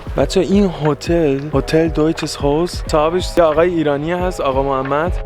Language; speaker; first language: Persian; native; Persian